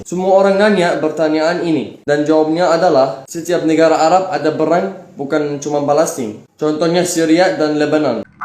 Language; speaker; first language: Indonesian; non-native, fluent; Arabic